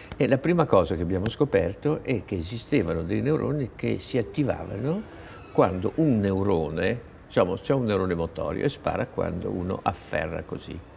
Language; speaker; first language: Italian; native; Italian